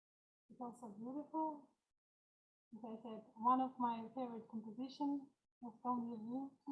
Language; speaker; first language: English; non-native, learner; Georgian